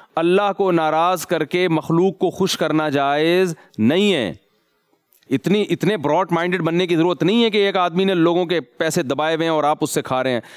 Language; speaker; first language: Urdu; native; Urdu